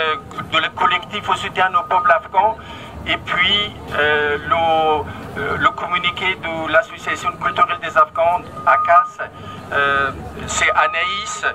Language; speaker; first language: French; non-native, fluent; Persian